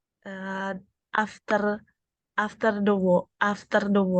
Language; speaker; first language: English; non-native, learner; Indonesian